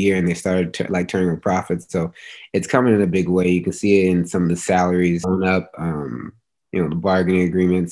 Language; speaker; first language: English; native; English